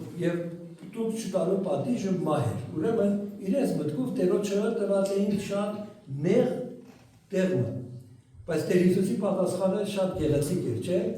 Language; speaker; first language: Armenian; early bilingual, heritage; Armenian